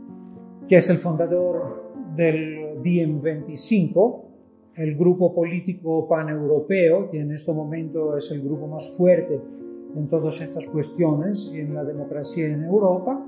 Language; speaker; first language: Spanish; non-native, fluent; Greek